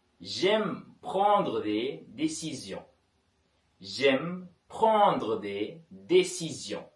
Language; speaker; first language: French; non-native, fluent; Tamil